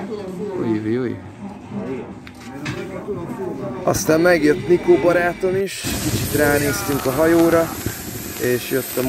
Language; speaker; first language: Hungarian; native; Hungarian